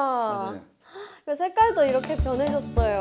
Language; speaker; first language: Korean; non-native, fluent; Burmese